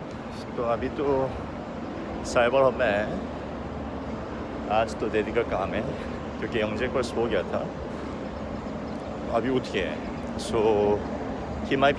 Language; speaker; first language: Hindi; non-native, fluent; Korean